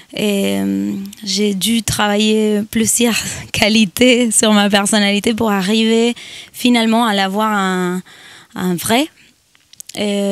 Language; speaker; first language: French; non-native, fluent; Spanish